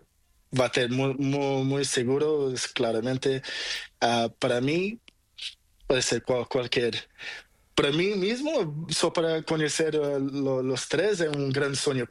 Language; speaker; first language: Spanish; non-native, fluent; Portuguese